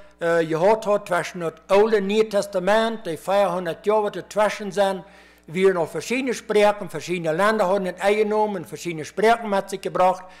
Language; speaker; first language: German; early bilingual, heritage; Plautdietsch